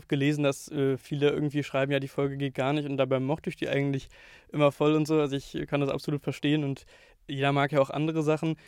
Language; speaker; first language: German; native; German